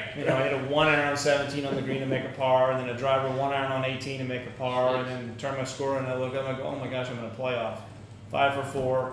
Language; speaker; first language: English; native; English